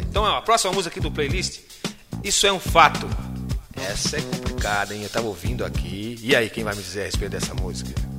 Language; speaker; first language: Portuguese; native; Portuguese